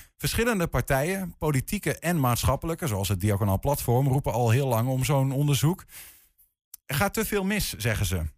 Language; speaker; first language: Dutch; native; Dutch